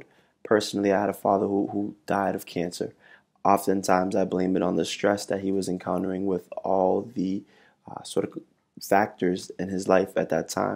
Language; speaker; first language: English; native; English